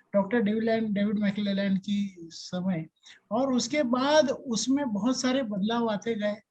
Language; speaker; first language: Hindi; non-native, local second language; Marathi